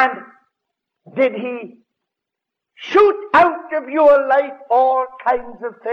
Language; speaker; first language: English; native; English